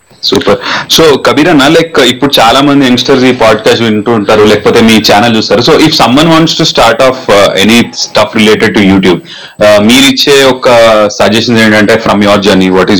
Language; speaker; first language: Telugu; native; Telugu